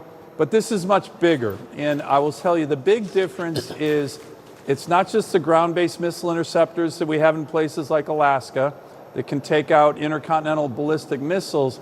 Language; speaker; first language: English; native; English